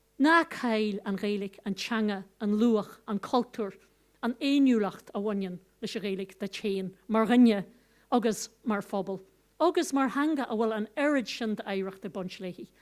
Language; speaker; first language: Irish; non-native, local second language; English